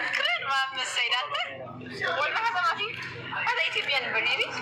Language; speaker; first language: Arabic; non-native, learner; Amharic